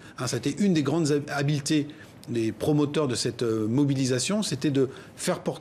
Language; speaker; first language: French; native; French